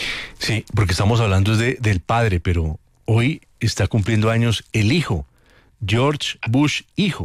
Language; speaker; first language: Spanish; native; Spanish